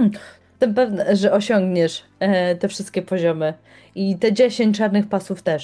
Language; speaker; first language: Polish; native; Polish